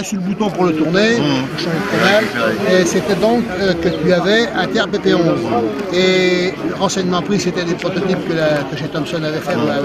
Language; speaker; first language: French; native; French